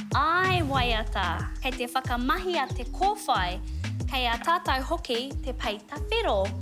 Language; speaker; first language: Māori; native; Māori